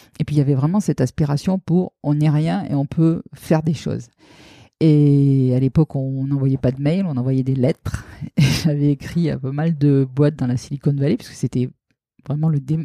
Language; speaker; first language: French; native; French